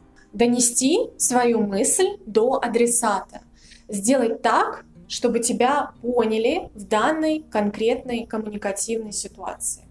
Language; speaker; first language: Russian; native; Russian